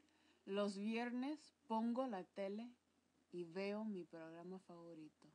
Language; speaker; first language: Spanish; non-native, fluent; English